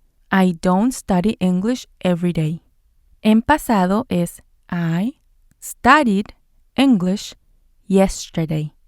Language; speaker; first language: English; non-native, fluent; Spanish